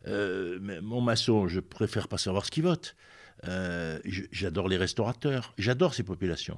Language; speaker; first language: French; native; French